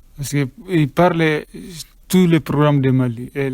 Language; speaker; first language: French; non-native, learner; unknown